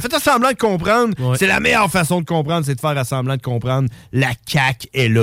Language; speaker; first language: French; native; French